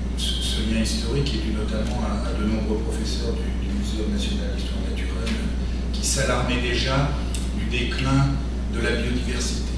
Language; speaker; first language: French; native; French